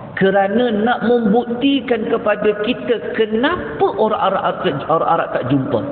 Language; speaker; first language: Malay; native; Malay